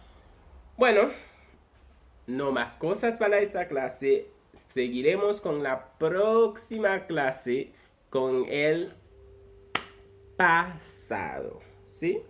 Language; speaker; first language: Spanish; non-native, fluent; Haitian Creole